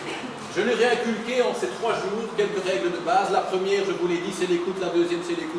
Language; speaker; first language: French; native; French